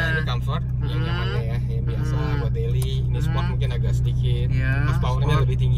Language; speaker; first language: Indonesian; native; Indonesian